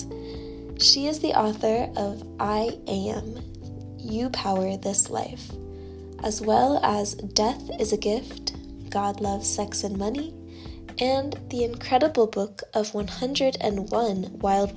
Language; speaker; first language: English; native; English